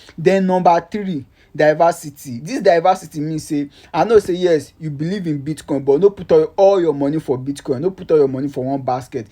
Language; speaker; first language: Nigerian Pidgin; native; Nigerian Pidgin